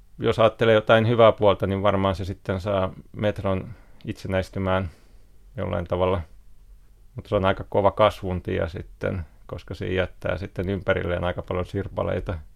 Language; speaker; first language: Finnish; native; Finnish